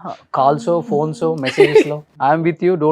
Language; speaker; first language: Telugu; native; Telugu